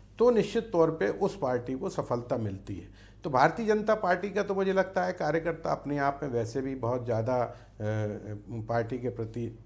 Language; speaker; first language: Hindi; native; Hindi